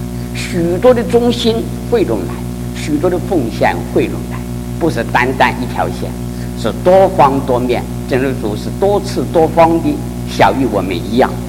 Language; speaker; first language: Chinese; native; Chinese